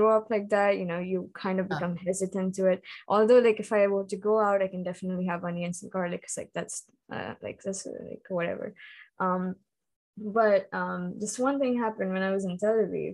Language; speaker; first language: English; non-native, local second language; Hindi